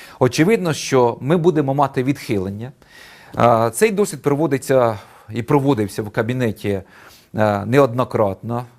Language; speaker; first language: Ukrainian; native; Ukrainian